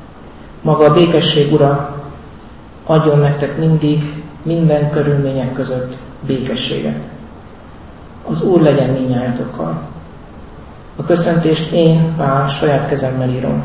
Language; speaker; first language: Hungarian; native; Hungarian